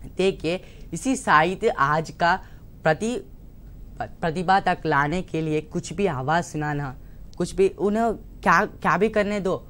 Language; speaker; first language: Hindi; non-native, local second language; Telugu